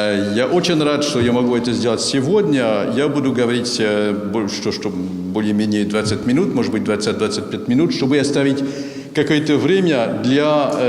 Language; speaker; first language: Russian; non-native, fluent; French